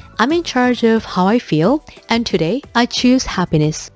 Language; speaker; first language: English; non-native, fluent; Korean